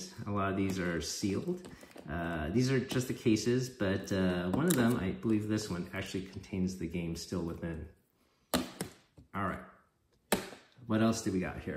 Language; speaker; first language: English; native; English